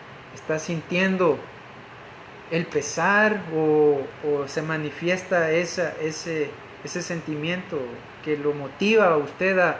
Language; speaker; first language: Spanish; native; Spanish